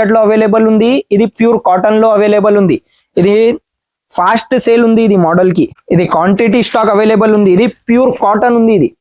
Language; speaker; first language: Telugu; non-native, learner; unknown